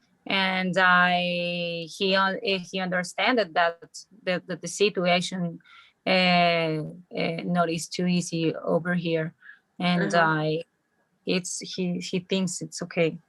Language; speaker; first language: English; non-native, learner; Spanish